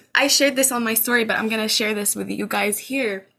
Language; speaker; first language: English; non-native, fluent; Arabic